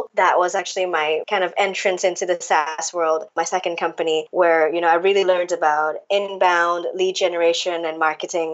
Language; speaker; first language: English; non-native, local second language; Cantonese